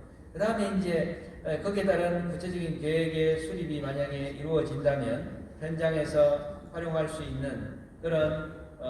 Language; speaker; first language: Korean; native; Korean